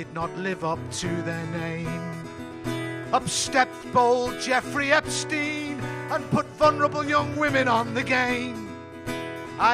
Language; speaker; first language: English; native; English